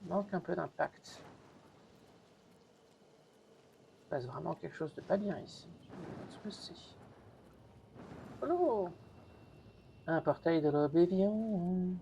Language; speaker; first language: French; native; French